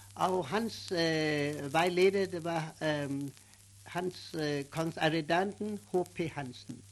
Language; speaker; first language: Danish; non-native, fluent; English